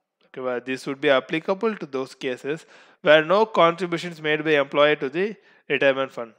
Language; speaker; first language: English; non-native, local second language; Tamil